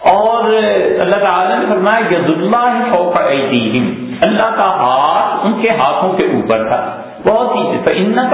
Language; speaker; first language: Urdu; native; Urdu